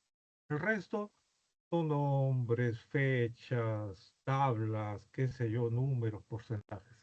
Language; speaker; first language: Spanish; native; Spanish